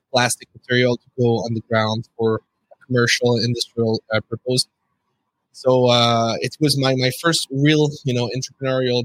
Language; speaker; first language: English; non-native, fluent; French